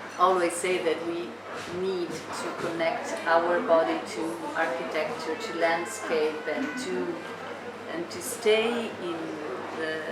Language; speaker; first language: English; non-native, fluent; Italian